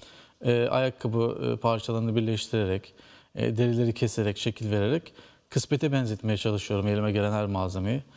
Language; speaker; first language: Turkish; native; Turkish